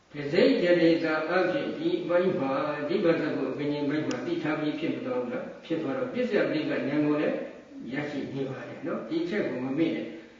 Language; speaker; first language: Burmese; native; Burmese